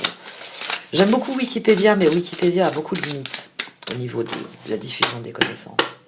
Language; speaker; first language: French; native; French